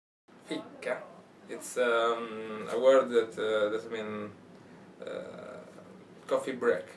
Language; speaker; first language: English; non-native, learner; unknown